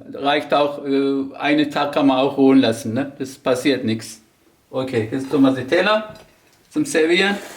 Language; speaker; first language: German; non-native, local second language; Turkish